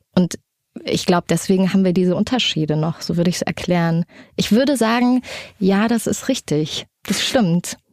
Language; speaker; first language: German; native; German